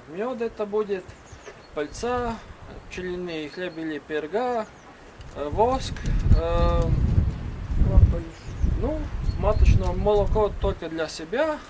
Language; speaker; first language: Russian; non-native, learner; Latvian